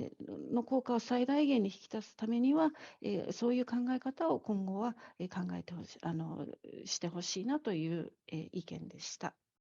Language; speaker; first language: Japanese; native; Japanese